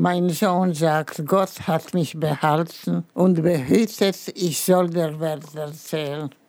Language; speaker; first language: German; non-native, fluent; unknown